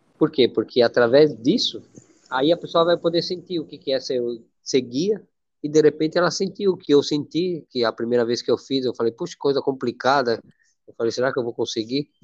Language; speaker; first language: Portuguese; non-native, fluent; Spanish